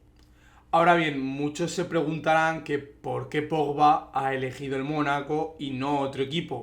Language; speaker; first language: Spanish; native; Spanish